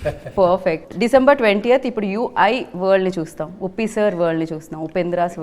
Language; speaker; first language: Telugu; native; Telugu